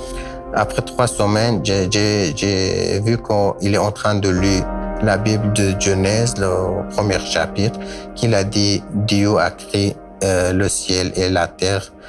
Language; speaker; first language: French; non-native, learner; Kurdish